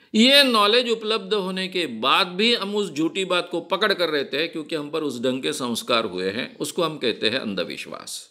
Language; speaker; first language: Hindi; non-native, local second language; Marathi